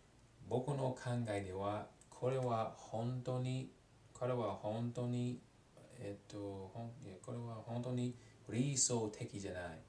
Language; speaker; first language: Japanese; non-native, learner; English